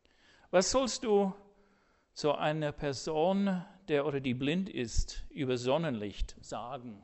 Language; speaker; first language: German; non-native, fluent; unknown